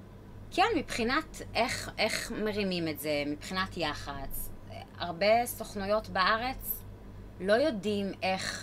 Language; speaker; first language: Hebrew; native; Hebrew